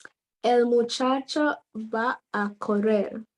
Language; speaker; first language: Spanish; non-native, fluent; English